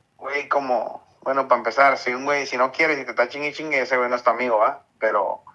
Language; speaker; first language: Spanish; early bilingual, heritage; Spanish